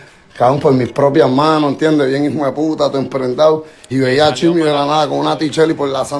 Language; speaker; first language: Spanish; native; Spanish